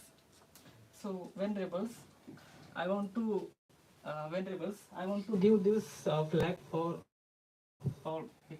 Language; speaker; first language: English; non-native, learner; Marathi